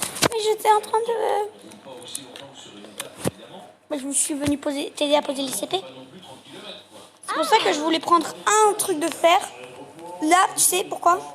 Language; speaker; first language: French; native; French